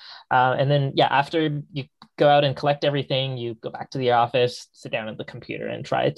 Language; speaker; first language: English; native; English